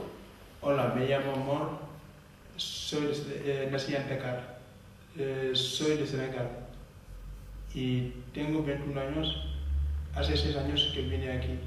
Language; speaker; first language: Spanish; non-native, fluent; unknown